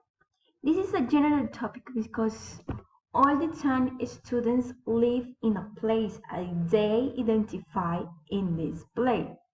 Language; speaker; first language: English; non-native, learner; Spanish